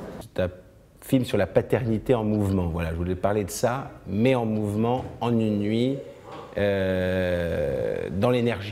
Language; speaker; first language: French; native; French